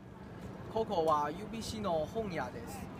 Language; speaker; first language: Japanese; non-native, learner; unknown